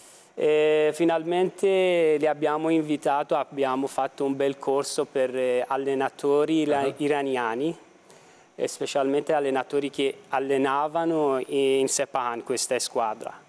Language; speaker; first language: Italian; non-native, fluent; Persian